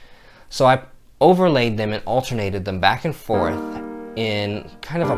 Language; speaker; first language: English; native; English